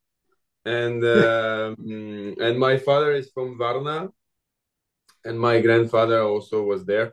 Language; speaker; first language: English; non-native, learner; French